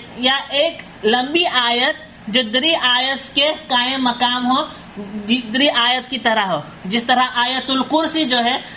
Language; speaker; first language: Urdu; non-native, fluent; Caribbean Hindustani